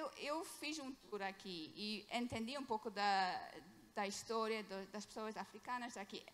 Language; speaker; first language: Portuguese; non-native, fluent; English